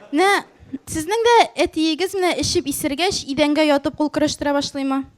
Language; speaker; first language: Tatar; native; Tatar